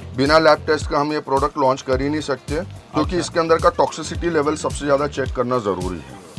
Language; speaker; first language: Hindi; non-native, local second language; Telugu